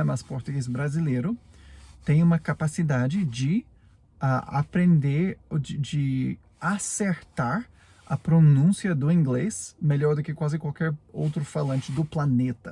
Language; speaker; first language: Portuguese; non-native, fluent; English